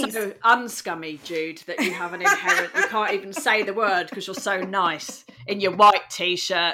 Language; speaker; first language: English; native; English